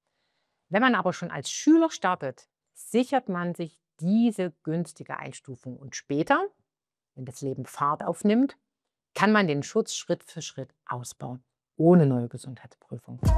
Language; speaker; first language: German; native; German